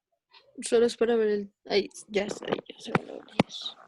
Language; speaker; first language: Spanish; native; Spanish